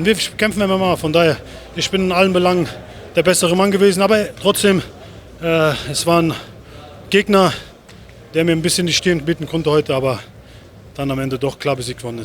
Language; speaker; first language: German; native; German